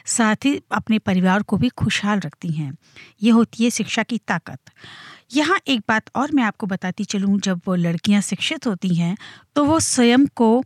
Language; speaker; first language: Hindi; native; Hindi